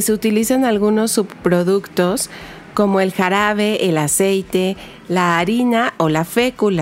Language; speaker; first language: Spanish; native; Spanish